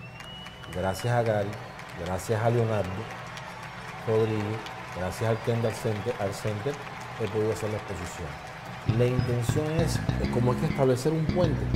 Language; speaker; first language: Spanish; native; Spanish